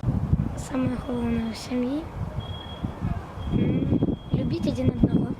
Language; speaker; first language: Russian; non-native, local second language; Belarusian